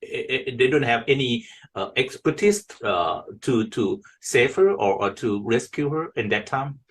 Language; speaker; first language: English; non-native, fluent; Thai